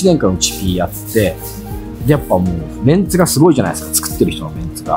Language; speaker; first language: Japanese; native; Japanese